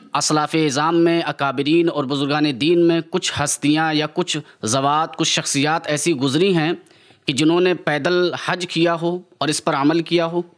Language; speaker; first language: Hindi; native; Hindi